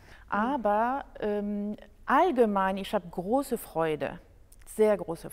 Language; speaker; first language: German; non-native, fluent; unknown